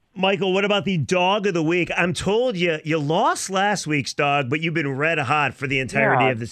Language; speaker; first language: English; native; English